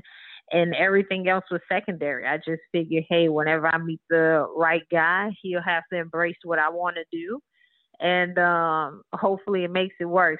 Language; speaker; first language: English; native; English